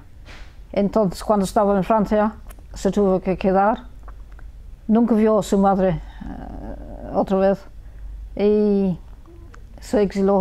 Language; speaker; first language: Spanish; early bilingual, heritage; Spanish